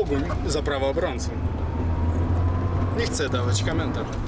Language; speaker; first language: Polish; non-native, learner; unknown